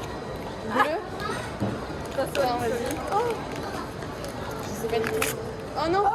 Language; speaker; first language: French; native; French